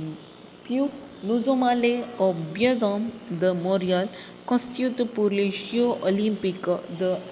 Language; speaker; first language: French; non-native, fluent; Tamil